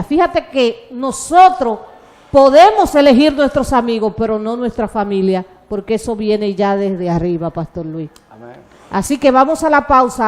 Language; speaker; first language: Spanish; native; Spanish